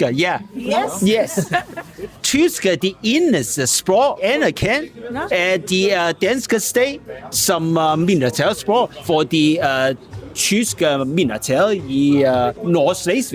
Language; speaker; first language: Danish; non-native, learner; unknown